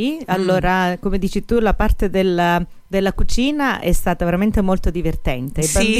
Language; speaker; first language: Italian; early bilingual, heritage; Italian